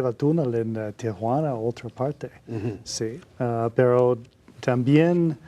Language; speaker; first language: Spanish; non-native, learner; English